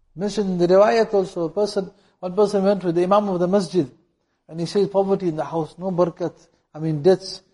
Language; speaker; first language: English; native; English